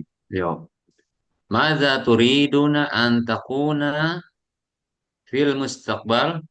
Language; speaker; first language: Arabic; non-native, learner; Indonesian